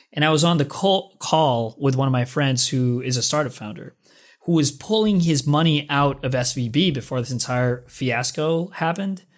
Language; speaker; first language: English; non-native, local second language; Filipino